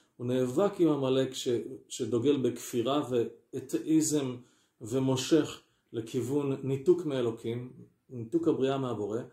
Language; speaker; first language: Hebrew; native; Hebrew